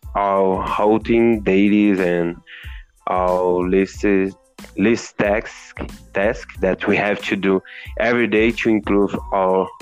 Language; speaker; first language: English; non-native, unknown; Portuguese